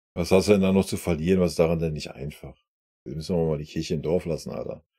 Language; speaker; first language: German; native; German